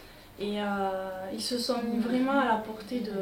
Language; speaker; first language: French; native; French